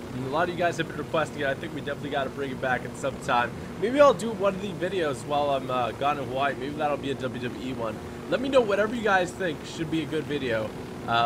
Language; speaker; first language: English; native; English